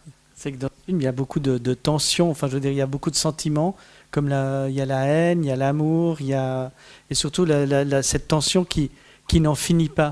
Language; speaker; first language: French; native; French